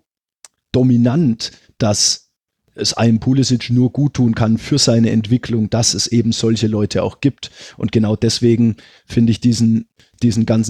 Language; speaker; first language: German; native; German